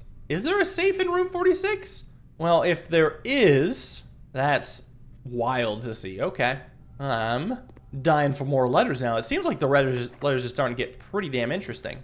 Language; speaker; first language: English; native; English